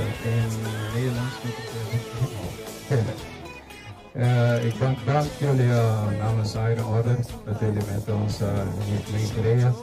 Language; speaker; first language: Dutch; non-native, local second language; Papiamento